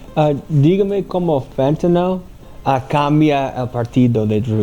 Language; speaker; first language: Spanish; non-native, learner; English